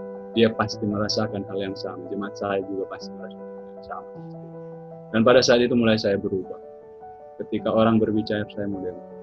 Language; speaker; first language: Indonesian; native; Indonesian